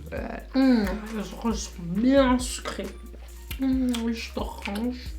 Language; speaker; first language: French; early bilingual, other home language; Lingala